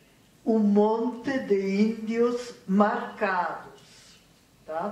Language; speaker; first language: Portuguese; non-native, fluent; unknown